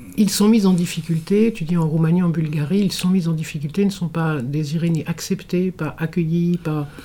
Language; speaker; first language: French; native; French